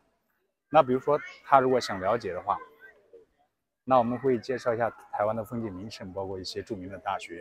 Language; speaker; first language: Chinese; native; Chinese